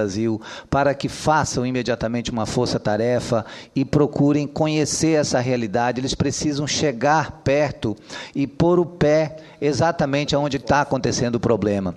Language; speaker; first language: Portuguese; native; Portuguese